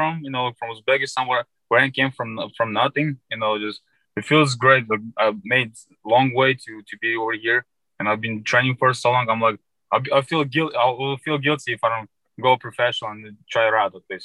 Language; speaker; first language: English; non-native, fluent; Uzbek